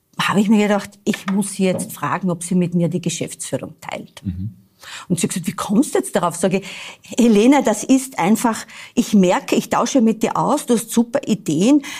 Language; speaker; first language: German; native; German